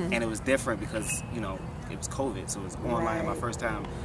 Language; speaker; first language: English; native; English